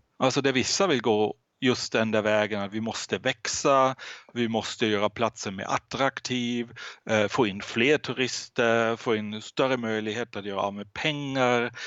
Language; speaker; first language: Swedish; non-native, fluent; German